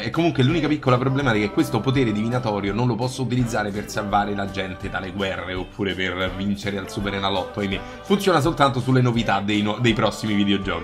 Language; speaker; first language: Italian; native; Italian